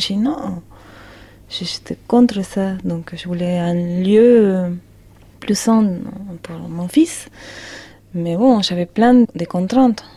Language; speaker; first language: French; non-native, fluent; Spanish